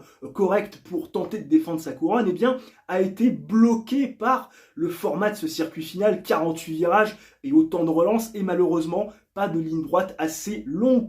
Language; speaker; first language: French; native; French